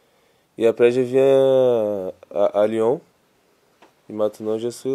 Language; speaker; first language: French; non-native, learner; Portuguese